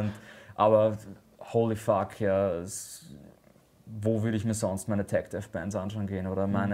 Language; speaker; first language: German; native; German